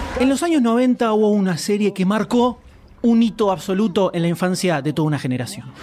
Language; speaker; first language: Spanish; native; Spanish